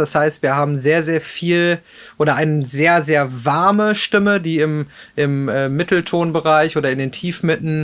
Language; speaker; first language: German; native; German